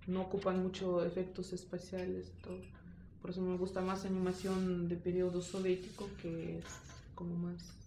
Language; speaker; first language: Spanish; non-native, fluent; Russian